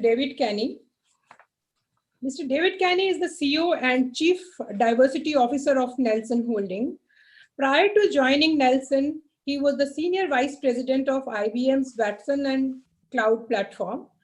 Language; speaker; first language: English; non-native, local second language; Hindi